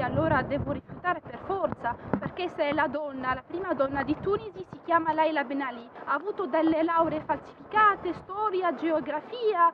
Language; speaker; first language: Italian; non-native, fluent; Arabic